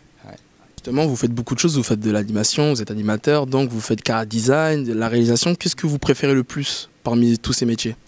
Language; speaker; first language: French; native; French